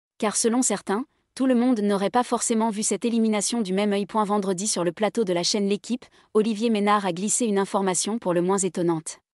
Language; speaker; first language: French; non-native, learner; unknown